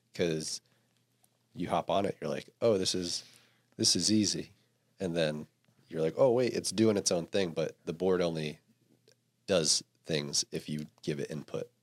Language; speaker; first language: English; native; English